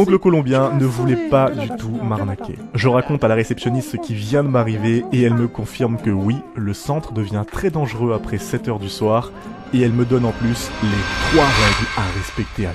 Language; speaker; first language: French; native; French